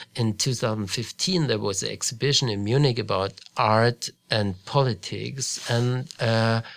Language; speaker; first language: English; non-native, fluent; German